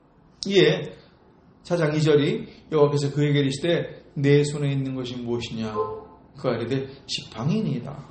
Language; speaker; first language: Korean; native; Korean